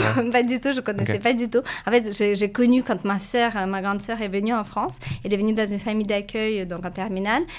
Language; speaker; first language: French; non-native, fluent; Latvian